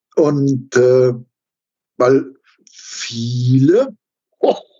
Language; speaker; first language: German; native; German